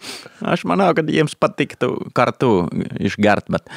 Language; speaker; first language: Lithuanian; non-native, learner; Finnish